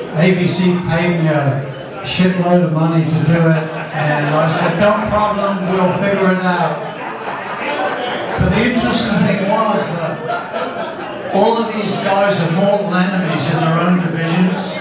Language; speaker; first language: English; native; English